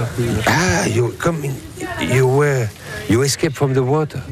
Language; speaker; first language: English; non-native, learner; French